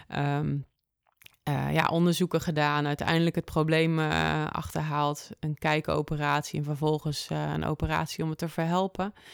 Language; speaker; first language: Dutch; native; Dutch